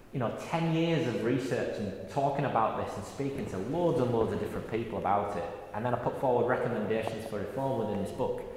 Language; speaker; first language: English; native; English